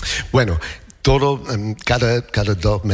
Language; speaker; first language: Spanish; non-native, learner; English